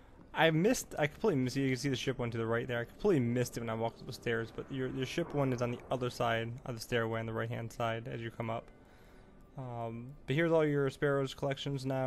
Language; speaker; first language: English; native; English